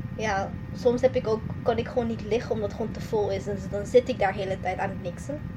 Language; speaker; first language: Dutch; non-native, fluent; Malay